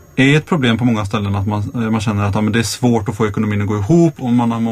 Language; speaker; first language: Swedish; native; Swedish